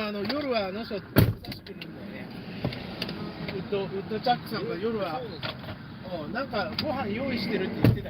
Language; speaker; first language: Japanese; native; Japanese